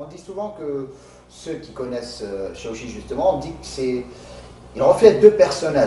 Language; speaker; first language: French; non-native, local second language; Arabic